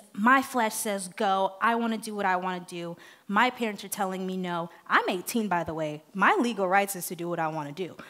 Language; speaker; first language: English; non-native, fluent; Haitian Creole